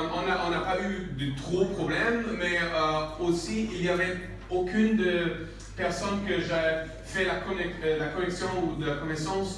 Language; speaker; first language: French; non-native, learner; English